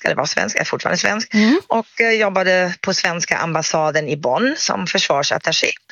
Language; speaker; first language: Swedish; non-native, fluent; German